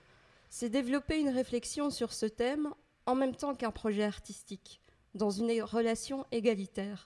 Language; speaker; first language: French; native; French